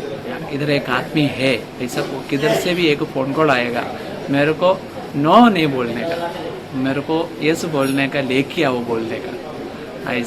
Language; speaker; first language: Hindi; non-native, local second language; Malayalam